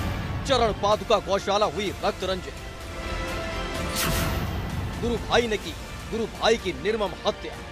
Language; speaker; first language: Hindi; native; Hindi